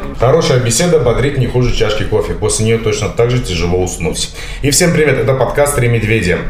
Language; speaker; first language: Russian; non-native, local second language; Tajik